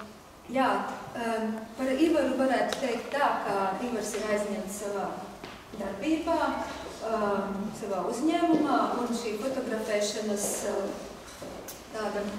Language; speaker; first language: Latvian; native; Latvian